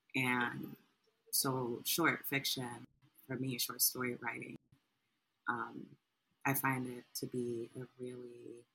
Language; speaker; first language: English; native; English